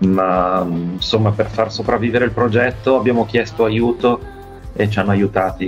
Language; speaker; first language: Italian; native; Italian